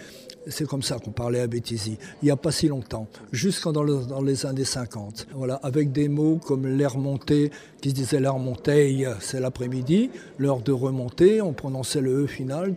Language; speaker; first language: French; native; French